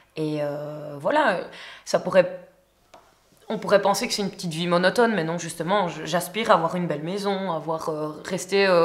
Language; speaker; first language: French; native; French